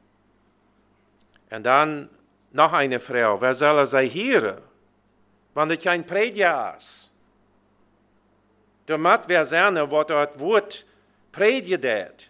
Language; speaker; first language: German; early bilingual, heritage; Plautdietsch